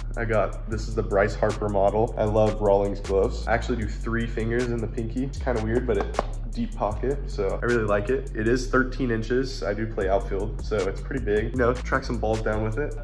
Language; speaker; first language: English; native; English